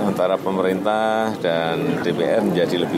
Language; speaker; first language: Indonesian; native; Indonesian